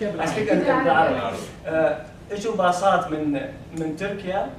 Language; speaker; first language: Arabic; native; Arabic